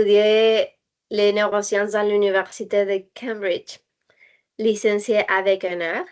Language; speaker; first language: French; non-native, learner; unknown